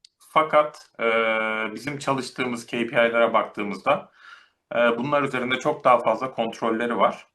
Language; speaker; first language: Turkish; native; Turkish